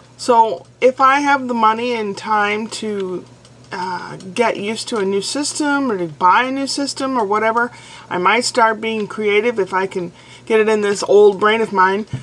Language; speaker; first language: English; native; English